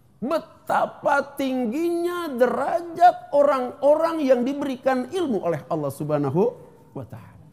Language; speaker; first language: Indonesian; non-native, local second language; Sundanese